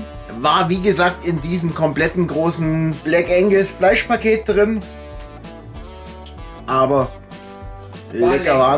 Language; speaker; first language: German; native; German